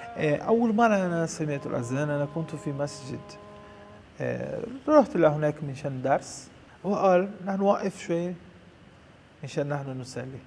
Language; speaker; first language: Arabic; non-native, learner; Portuguese